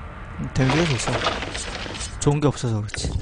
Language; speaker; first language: Korean; native; Korean